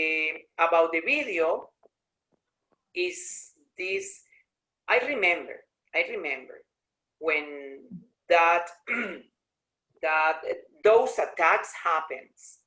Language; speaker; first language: English; non-native, learner; Spanish